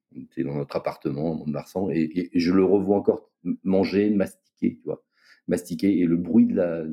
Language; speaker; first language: French; native; French